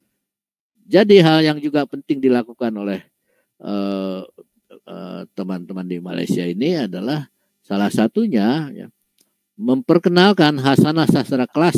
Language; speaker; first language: Indonesian; native; Indonesian